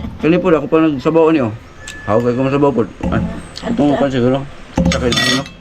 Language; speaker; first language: Filipino; non-native, local second language; Cebuano